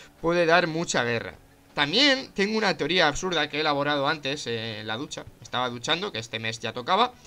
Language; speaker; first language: Spanish; native; Spanish